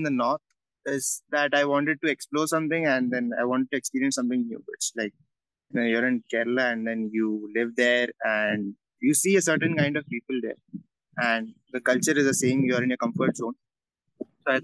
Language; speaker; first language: English; non-native, local second language; Malayalam